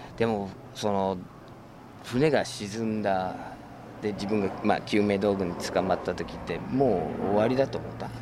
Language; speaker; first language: Japanese; non-native, fluent; English